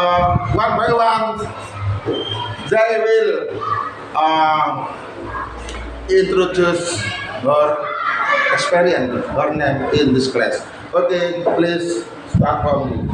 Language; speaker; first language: English; non-native, learner; Indonesian